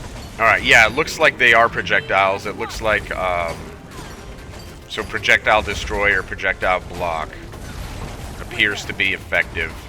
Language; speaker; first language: English; native; English